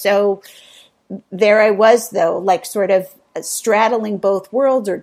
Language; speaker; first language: English; native; English